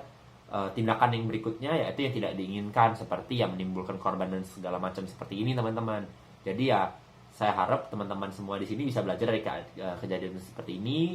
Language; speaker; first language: Indonesian; native; Indonesian